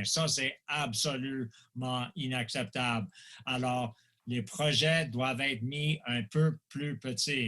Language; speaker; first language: French; non-native, local second language; English